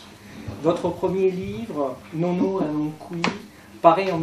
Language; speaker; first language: French; native; French